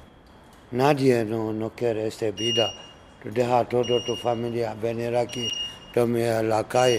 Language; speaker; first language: Spanish; non-native, learner; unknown